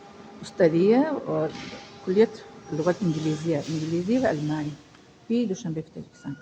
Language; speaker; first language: Arabic; non-native, fluent; Tajik